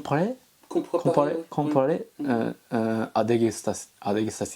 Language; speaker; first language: French; non-native, learner; Japanese